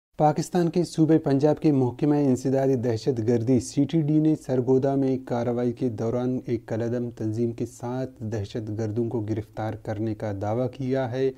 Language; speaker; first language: Urdu; non-native, local second language; Baluchi